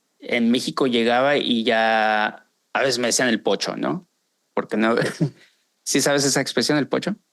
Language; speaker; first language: Spanish; early bilingual, heritage; Spanish